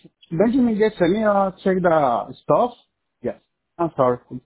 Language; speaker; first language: English; non-native, learner; Spanish